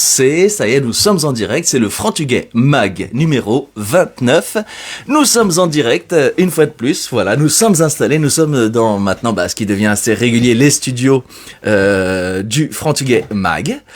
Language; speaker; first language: French; early bilingual, other home language; Portuguese